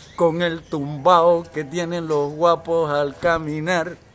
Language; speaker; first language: Spanish; native; Spanish